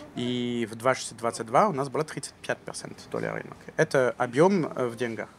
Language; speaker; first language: Russian; non-native, learner; French